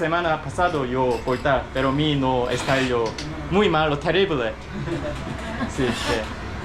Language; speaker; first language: Spanish; non-native, learner; Korean